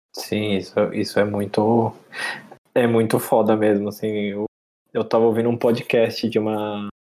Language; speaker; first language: Portuguese; native; Portuguese